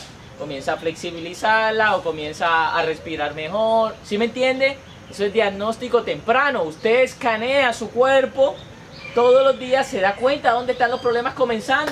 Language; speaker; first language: Spanish; native; Spanish